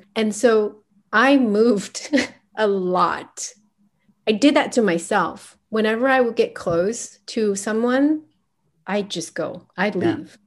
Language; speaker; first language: English; early bilingual, other home language; Chinese